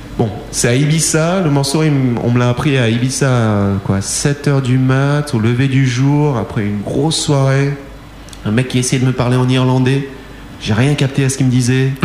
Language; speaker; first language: French; early bilingual, heritage; French